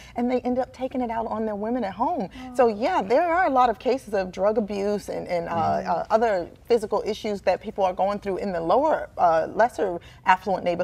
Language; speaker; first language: English; native; English